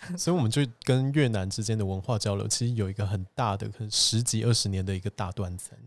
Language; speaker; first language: Chinese; native; Chinese